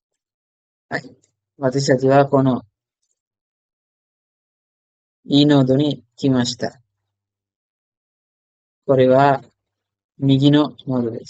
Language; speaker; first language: Japanese; non-native, fluent; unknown